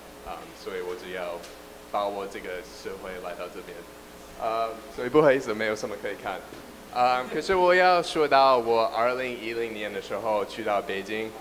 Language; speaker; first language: Chinese; non-native, learner; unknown